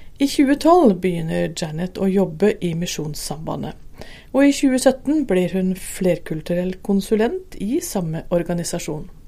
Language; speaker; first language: Norwegian; native; Norwegian